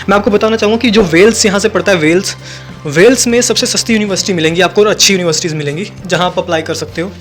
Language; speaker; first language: Hindi; native; Hindi